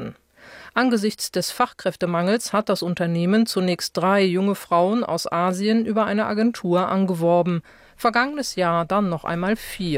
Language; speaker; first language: German; native; German